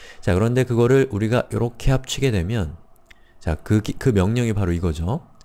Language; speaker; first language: Korean; native; Korean